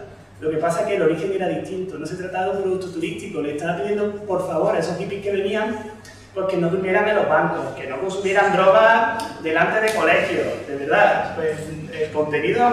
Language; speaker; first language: Spanish; native; Spanish